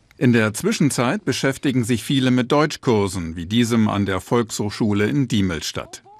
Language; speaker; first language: German; native; German